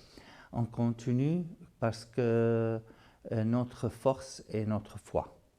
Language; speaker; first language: French; non-native, fluent; Arabic